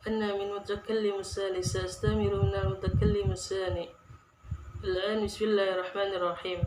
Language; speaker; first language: Arabic; non-native, learner; Indonesian